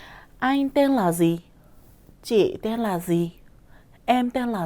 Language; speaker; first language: Vietnamese; non-native, fluent; Korean